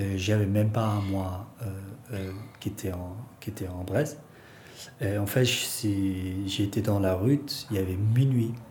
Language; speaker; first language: French; non-native, learner; Persian